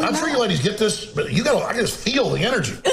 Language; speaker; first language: English; native; English